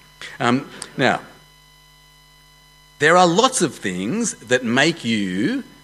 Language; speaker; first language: English; native; English